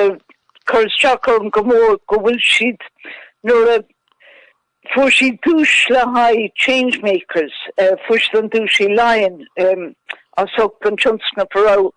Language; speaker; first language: Irish; non-native, local second language; English